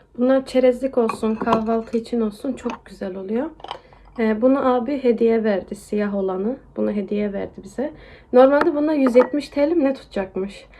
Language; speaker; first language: Turkish; early bilingual, heritage; Turkish